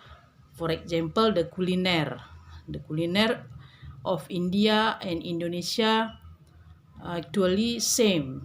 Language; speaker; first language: English; non-native, learner; Indonesian